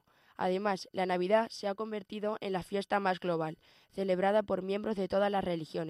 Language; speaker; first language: Spanish; native; Spanish